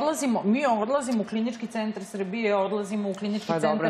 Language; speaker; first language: Serbian; native; Serbian